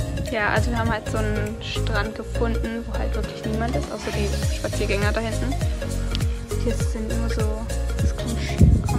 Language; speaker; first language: German; native; German